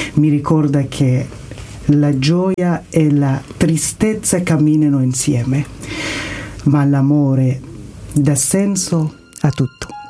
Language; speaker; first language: Italian; non-native, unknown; Persian